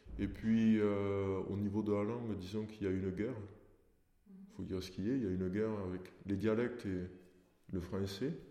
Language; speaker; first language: French; early bilingual, other home language; Portuguese